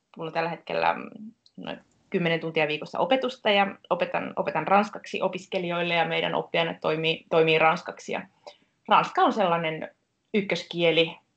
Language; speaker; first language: Finnish; native; Finnish